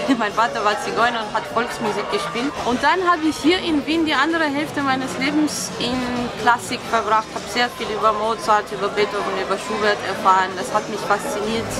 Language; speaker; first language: German; non-native, fluent; Romanian